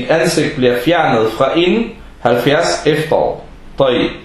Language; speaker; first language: Danish; non-native, fluent; Arabic